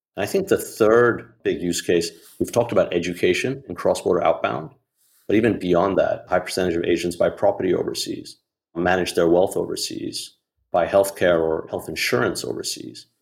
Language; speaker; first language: English; non-native, local second language; Hindi